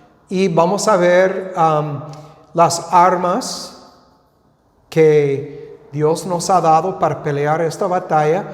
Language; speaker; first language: Spanish; non-native, fluent; English